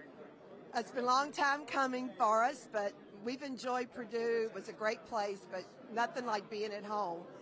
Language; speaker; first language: English; native; English